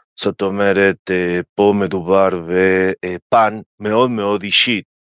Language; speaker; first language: Hebrew; non-native, fluent; Spanish